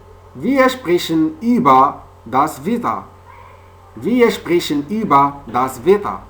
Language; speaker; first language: German; non-native, fluent; French